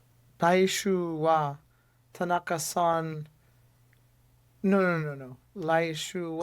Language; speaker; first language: Japanese; non-native, learner; English